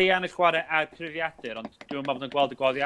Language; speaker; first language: Welsh; native; Welsh